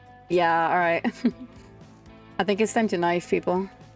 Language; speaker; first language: English; non-native, fluent; Italian